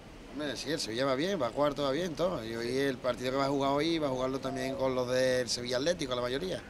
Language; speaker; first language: Spanish; native; Spanish